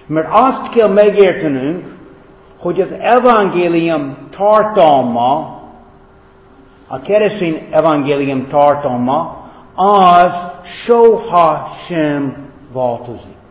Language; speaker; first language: Hungarian; non-native, fluent; English